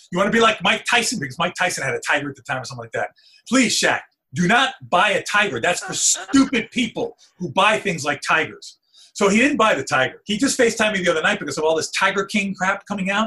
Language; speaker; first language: English; early bilingual, other home language; Spanish